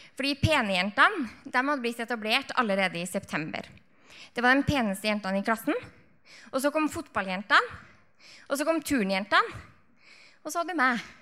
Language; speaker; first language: Norwegian; native; Norwegian